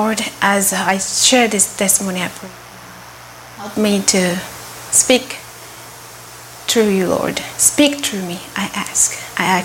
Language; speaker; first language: English; non-native, fluent; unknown